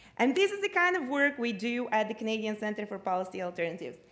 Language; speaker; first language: English; non-native, fluent; Bulgarian